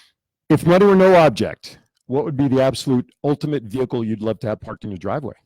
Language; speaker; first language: English; native; English